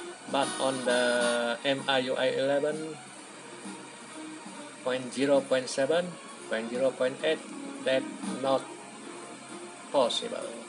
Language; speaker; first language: English; non-native, local second language; Malay